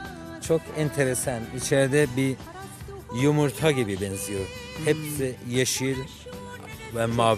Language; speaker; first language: Turkish; non-native, fluent; Persian